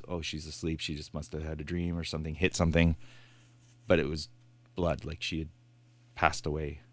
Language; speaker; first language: English; native; English